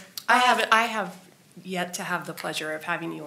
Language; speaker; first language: English; native; English